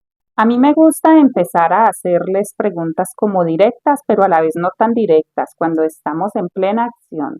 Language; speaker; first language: Spanish; native; Spanish